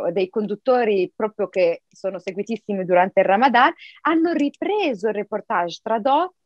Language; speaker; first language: Italian; early bilingual, other home language; Arabic